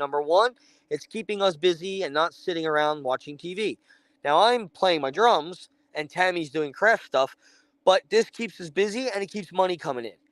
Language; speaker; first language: English; native; English